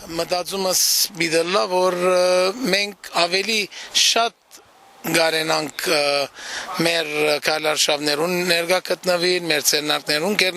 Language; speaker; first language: Armenian; early bilingual, heritage; Armenian